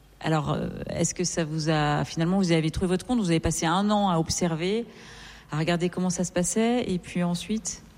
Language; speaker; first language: French; native; French